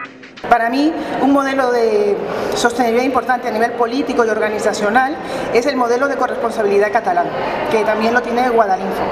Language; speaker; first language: Spanish; native; Spanish